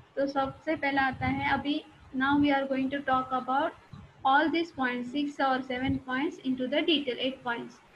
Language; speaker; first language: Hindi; non-native, local second language; Marathi